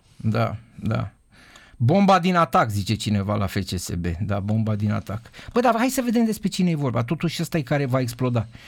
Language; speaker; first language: Romanian; native; Romanian